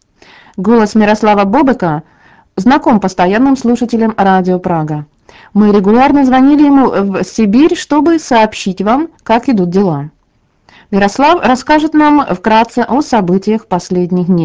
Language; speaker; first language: Russian; native; Russian